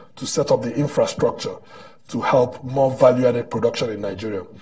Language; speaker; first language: English; non-native, local second language; Igbo